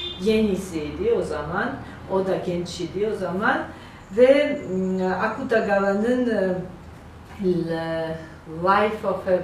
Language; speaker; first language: Turkish; non-native, learner; Georgian